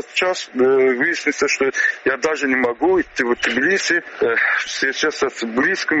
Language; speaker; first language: Russian; non-native, learner; Azerbaijani